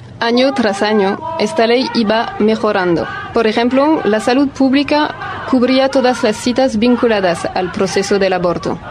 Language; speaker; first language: Spanish; non-native, fluent; French